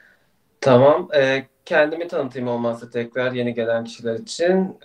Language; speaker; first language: Turkish; native; Turkish